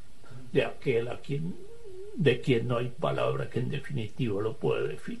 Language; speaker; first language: Spanish; native; Spanish